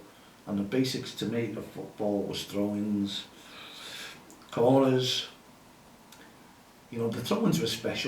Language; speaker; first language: English; native; English